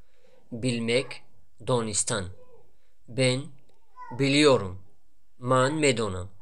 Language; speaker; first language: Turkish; non-native, fluent; Tajik